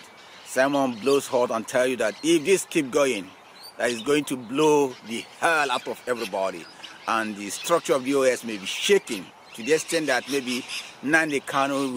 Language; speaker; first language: English; non-native, local second language; Igbo